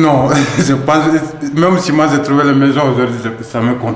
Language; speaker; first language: French; native; French